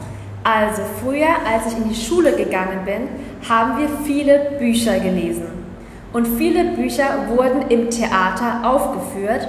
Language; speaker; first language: German; early bilingual, other home language; Vietnamese